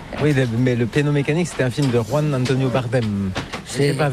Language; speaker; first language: French; native; French